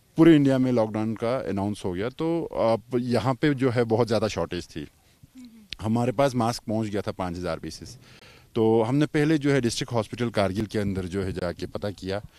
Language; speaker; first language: Hindi; non-native, local second language; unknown